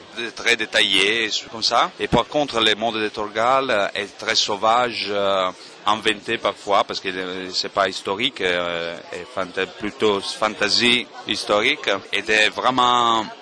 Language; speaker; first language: French; non-native, fluent; Italian